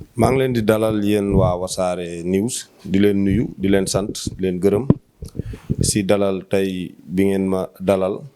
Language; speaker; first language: Wolof; non-native, local second language; Fula